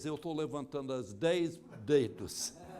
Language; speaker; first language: Portuguese; non-native, fluent; English